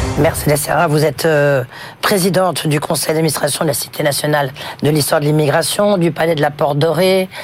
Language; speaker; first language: French; native; French